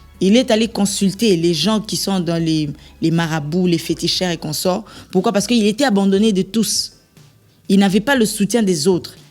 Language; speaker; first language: French; non-native, local second language; Lingala